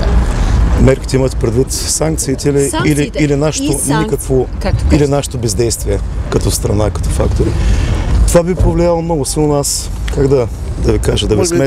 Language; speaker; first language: Bulgarian; native; Bulgarian